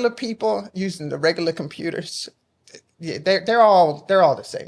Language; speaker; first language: English; native; English